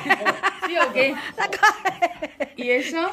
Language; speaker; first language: Spanish; native; Spanish